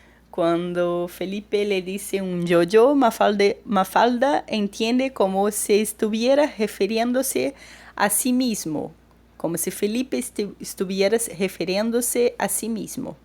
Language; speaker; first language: Spanish; non-native, fluent; Portuguese